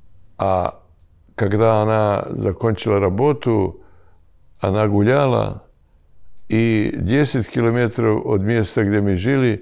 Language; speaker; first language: Russian; non-native, learner; Serbian